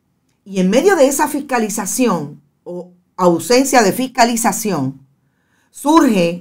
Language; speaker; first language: Spanish; native; Spanish